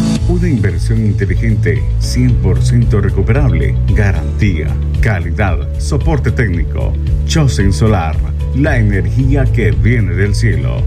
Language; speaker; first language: Spanish; native; Spanish